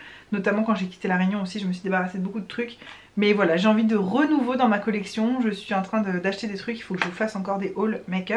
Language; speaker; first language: French; native; French